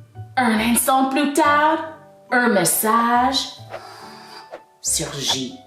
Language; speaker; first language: French; non-native, fluent; English